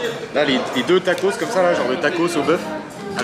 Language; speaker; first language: French; native; French